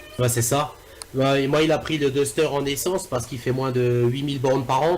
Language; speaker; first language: French; native; French